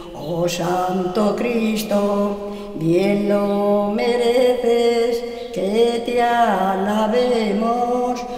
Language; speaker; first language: Spanish; native; Spanish